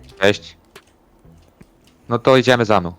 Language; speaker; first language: Polish; non-native, learner; Ukrainian